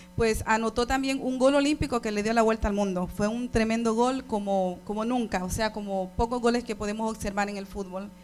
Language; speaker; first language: Spanish; native; Spanish